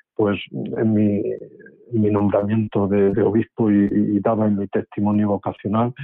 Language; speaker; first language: Spanish; native; Spanish